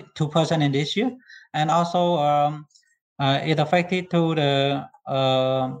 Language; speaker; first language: English; non-native, learner; Khmer